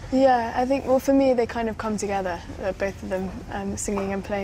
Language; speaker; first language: English; native; English